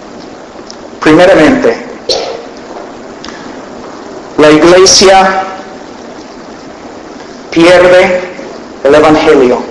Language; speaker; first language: Spanish; non-native, fluent; English